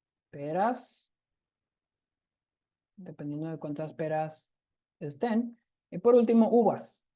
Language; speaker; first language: Spanish; native; Spanish